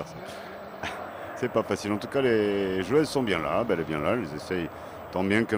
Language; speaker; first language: French; native; French